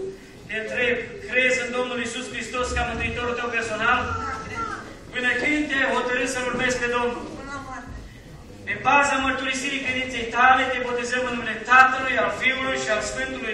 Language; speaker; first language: Romanian; native; Romanian